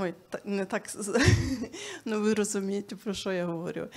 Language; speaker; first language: Ukrainian; non-native, fluent; Swedish